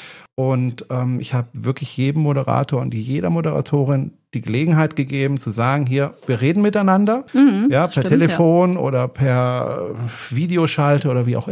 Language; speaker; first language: German; native; German